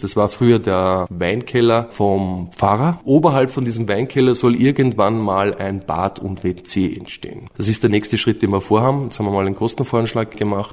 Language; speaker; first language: German; native; German